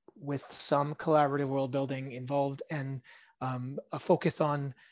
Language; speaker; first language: English; early bilingual, other home language; Hebrew